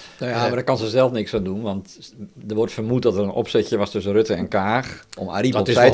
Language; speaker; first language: Dutch; native; Dutch